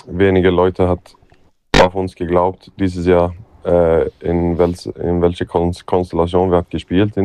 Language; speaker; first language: German; non-native, learner; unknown